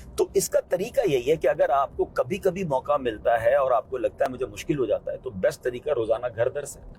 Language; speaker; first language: Urdu; non-native, local second language; Memoni